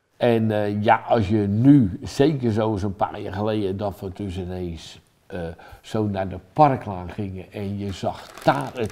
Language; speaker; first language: Dutch; native; Dutch